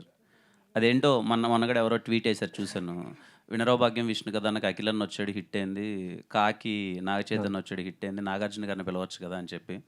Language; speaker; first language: Telugu; native; Telugu